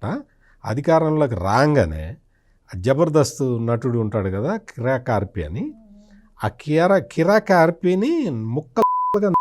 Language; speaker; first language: Telugu; native; Telugu